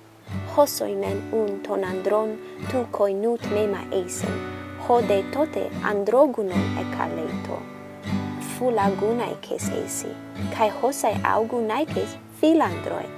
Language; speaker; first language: Greek; non-native, learner; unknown